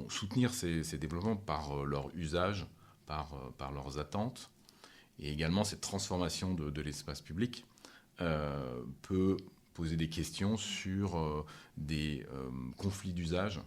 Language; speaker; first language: French; native; French